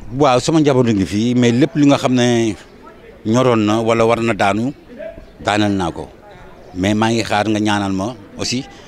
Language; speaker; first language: Wolof; native; Wolof